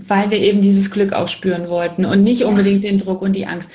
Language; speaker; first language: German; native; German